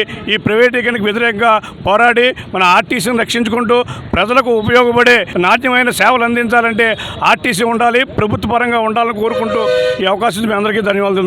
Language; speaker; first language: Telugu; native; Telugu